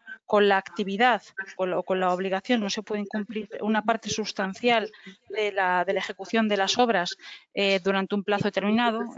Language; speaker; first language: Spanish; native; Spanish